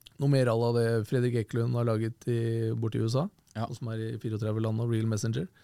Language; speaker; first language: Norwegian; native; Norwegian